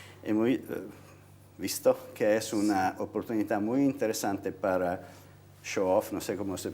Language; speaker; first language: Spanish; non-native, fluent; Italian